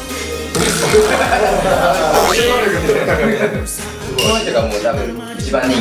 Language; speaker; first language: Japanese; native; Japanese